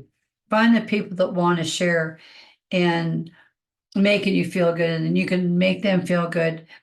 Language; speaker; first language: English; native; English